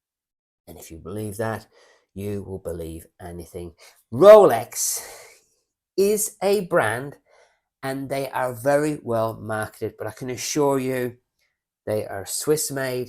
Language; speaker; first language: English; native; English